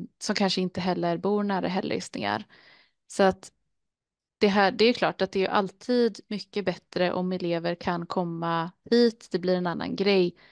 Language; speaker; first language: Swedish; native; Swedish